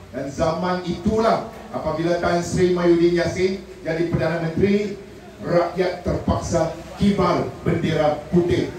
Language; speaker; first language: Malay; non-native, local second language; Min Nan Chinese